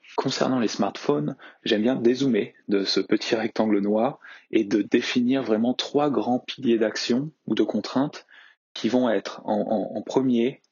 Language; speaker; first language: French; native; French